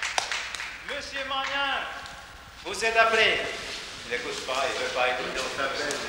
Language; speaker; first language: French; non-native, learner; Slovak